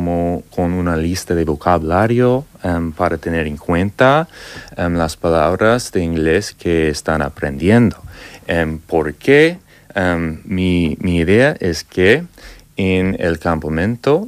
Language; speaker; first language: Spanish; non-native, fluent; English